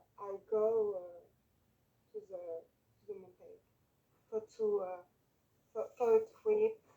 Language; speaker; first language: English; non-native, learner; French